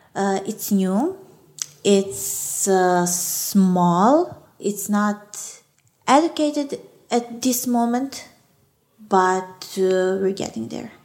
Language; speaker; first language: English; non-native, fluent; Serbian